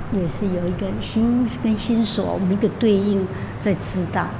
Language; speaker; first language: Chinese; native; Chinese